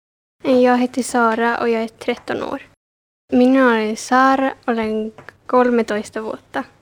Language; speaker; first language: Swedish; early bilingual, other home language; Finnish